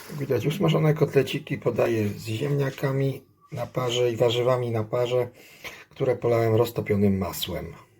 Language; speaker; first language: Polish; native; Polish